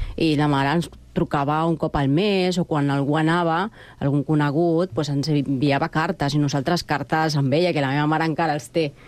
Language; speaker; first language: Catalan; non-native, fluent; Spanish